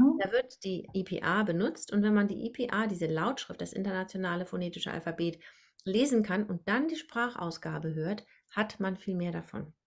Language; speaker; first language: German; native; German